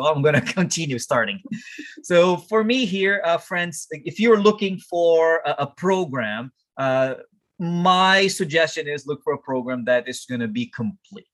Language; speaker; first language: English; non-native, fluent; Portuguese